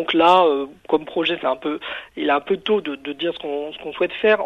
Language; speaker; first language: French; native; French